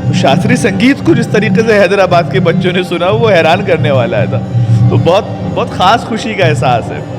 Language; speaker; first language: Urdu; native; Urdu